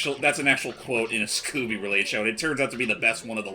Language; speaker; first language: English; native; English